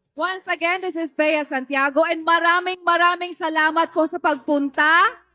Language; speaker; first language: Filipino; native; Filipino